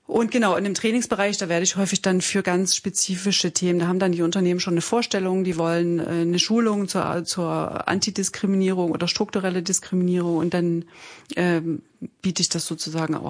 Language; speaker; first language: German; native; German